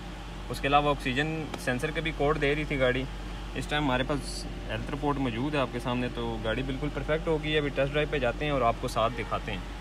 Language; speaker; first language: Urdu; native; Urdu